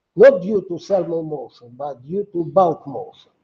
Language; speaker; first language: English; non-native, fluent; Russian